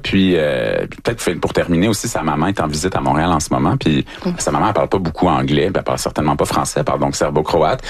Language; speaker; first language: French; native; French